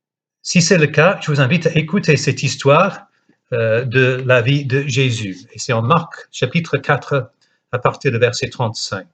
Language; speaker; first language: French; non-native, fluent; English